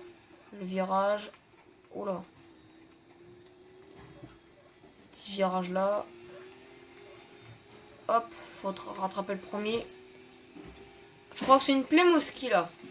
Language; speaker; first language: French; native; French